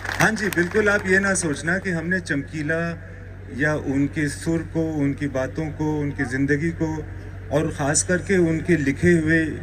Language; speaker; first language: Hindi; native; Hindi